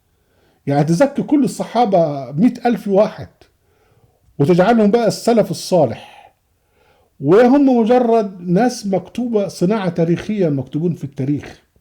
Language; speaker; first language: Arabic; native; Arabic